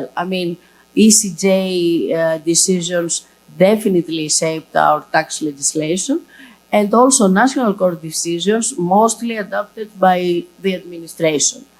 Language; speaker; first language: English; non-native, fluent; Greek